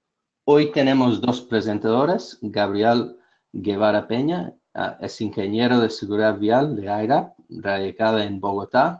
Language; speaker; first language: Spanish; non-native, fluent; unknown